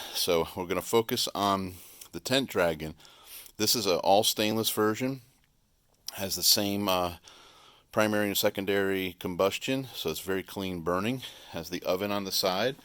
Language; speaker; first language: English; native; English